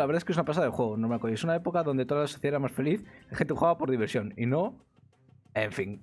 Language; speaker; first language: Spanish; native; Spanish